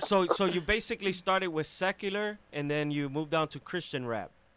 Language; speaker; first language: English; early bilingual, other home language; Spanish